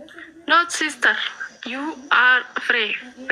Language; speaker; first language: English; non-native, learner; Oromo